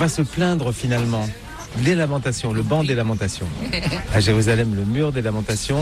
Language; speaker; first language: French; native; French